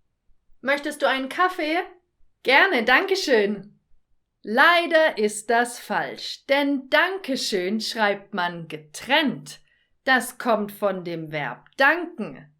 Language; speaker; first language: German; native; German